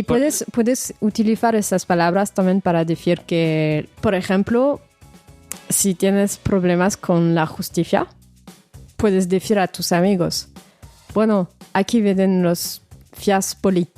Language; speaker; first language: Spanish; non-native, fluent; French